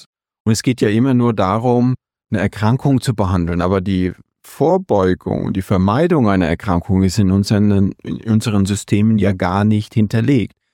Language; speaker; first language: German; native; German